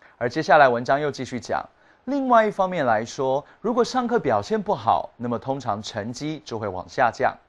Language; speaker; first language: Chinese; native; Chinese